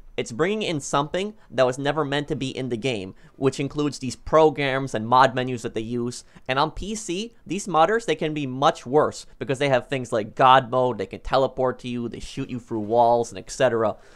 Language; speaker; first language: English; native; English